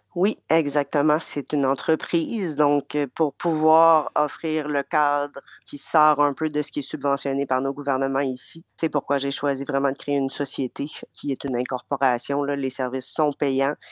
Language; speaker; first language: French; native; French